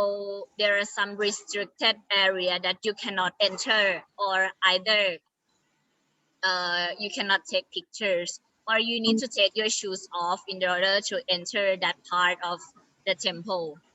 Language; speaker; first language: English; non-native, learner; Thai